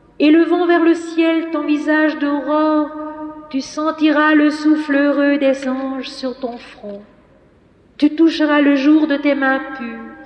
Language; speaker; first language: French; native; French